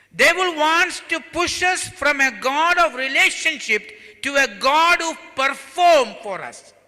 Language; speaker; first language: English; non-native, local second language; Malayalam